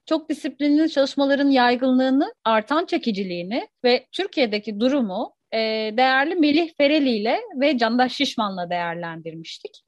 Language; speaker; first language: Turkish; native; Turkish